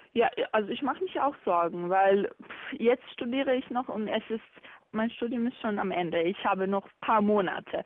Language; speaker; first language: German; non-native, learner; Bosnian